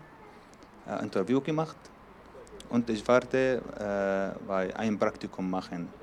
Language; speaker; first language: German; non-native, learner; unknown